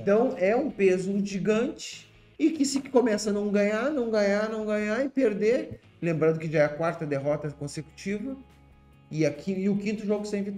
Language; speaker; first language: Portuguese; native; Portuguese